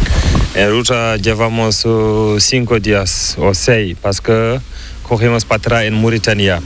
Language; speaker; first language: Spanish; non-native, learner; Fula